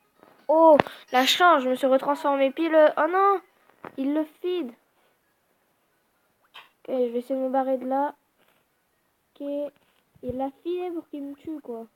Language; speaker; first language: French; native; French